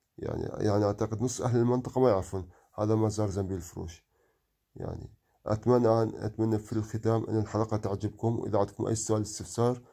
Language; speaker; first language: Arabic; non-native, local second language; Kurdish